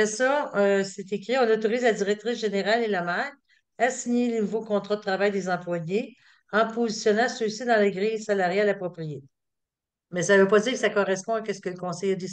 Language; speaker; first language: French; native; French